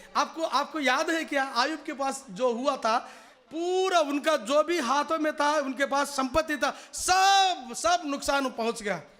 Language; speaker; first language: Hindi; non-native, local second language; Telugu